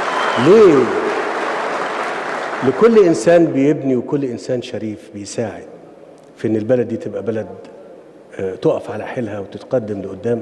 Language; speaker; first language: Arabic; native; Arabic